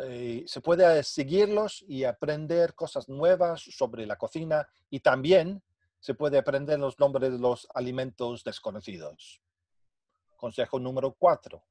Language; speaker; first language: Spanish; non-native, fluent; English